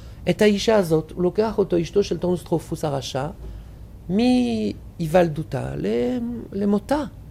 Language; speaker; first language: Hebrew; non-native, fluent; French